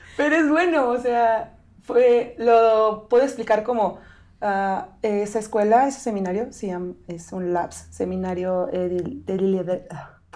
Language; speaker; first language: Spanish; native; Spanish